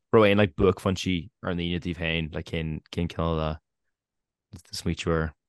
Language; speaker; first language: Irish; native; Irish